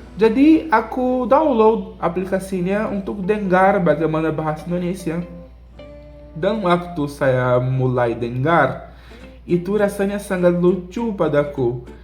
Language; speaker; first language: Indonesian; non-native, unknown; Portuguese